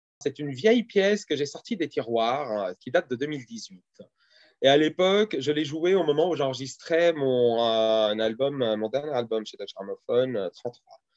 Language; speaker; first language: French; early bilingual, other home language; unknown